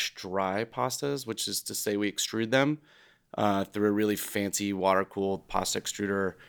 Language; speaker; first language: English; native; English